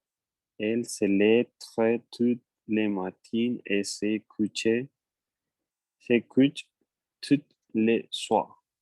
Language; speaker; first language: French; non-native, learner; Spanish